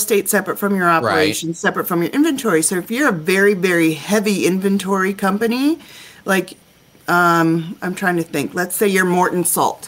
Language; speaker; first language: English; native; English